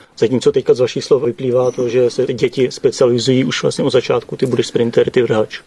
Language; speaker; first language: Czech; native; Czech